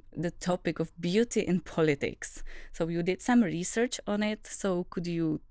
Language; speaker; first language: English; non-native, fluent; Czech